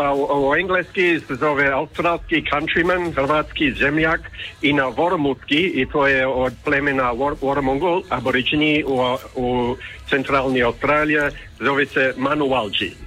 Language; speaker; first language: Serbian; early bilingual, heritage; Croatian